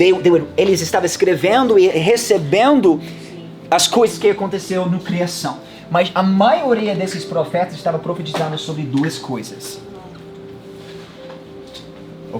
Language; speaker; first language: Portuguese; non-native, fluent; English